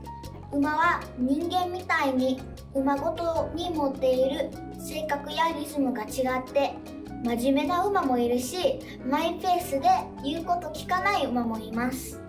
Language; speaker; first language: Japanese; early bilingual, other home language; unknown